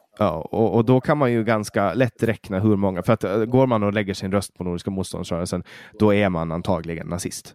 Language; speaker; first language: Swedish; native; Swedish